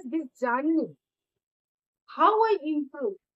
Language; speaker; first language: English; non-native, learner; Bangla